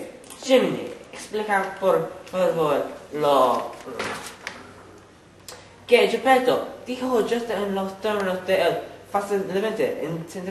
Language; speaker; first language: Spanish; non-native, learner; English